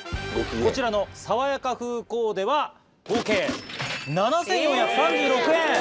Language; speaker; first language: Japanese; native; Japanese